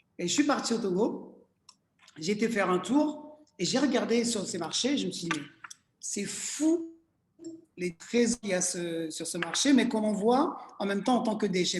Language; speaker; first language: French; early bilingual, other home language; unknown